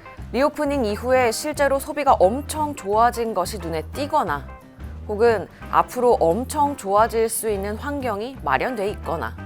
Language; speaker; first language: Korean; native; Korean